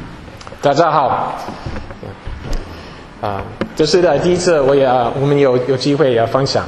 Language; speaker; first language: Chinese; non-native, fluent; English